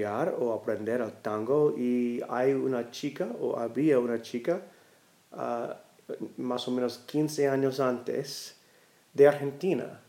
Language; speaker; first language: Spanish; non-native, learner; English